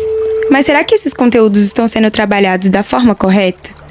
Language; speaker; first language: Portuguese; native; Portuguese